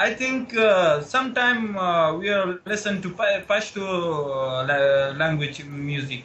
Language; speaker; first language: English; non-native, learner; Pashto